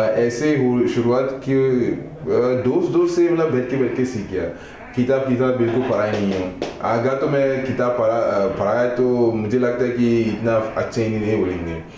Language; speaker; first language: Hindi; non-native, fluent; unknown